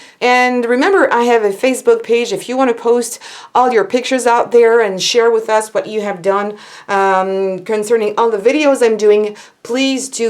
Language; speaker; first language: English; non-native, fluent; French